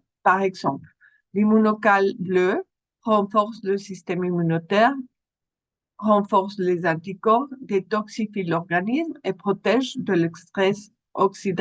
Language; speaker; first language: French; non-native, fluent; Spanish